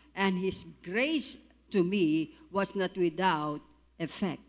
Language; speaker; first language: English; non-native, local second language; Filipino